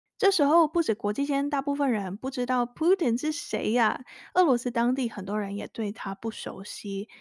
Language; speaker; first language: Chinese; native; Chinese